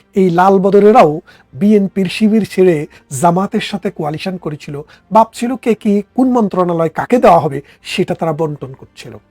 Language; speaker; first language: Bangla; native; Bangla